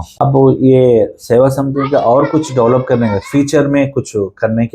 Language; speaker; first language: Hindi; non-native, local second language; Telugu